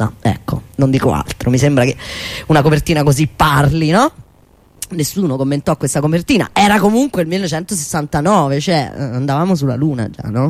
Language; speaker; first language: Italian; native; Italian